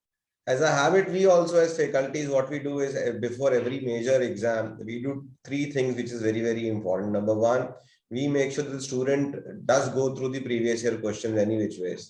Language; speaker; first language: English; non-native, local second language; Hindi